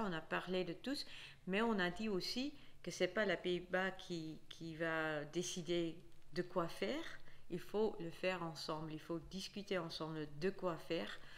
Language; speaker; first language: French; non-native, fluent; Dutch